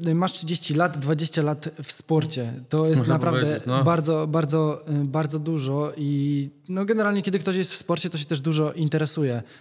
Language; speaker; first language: Polish; native; Polish